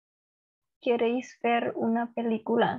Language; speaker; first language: Spanish; non-native, learner; Indonesian